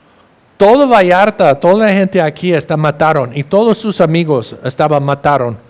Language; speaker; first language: Spanish; non-native, fluent; English